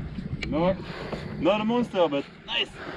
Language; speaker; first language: English; non-native, learner; French